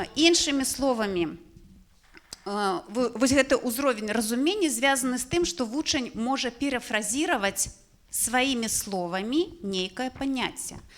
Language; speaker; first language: Belarusian; non-native, local second language; Russian